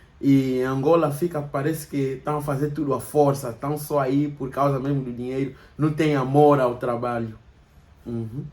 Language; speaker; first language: Portuguese; native; Portuguese